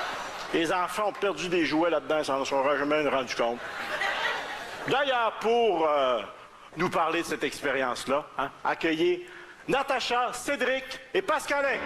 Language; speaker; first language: French; native; French